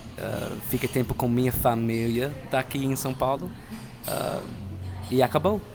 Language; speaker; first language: Portuguese; non-native, learner; English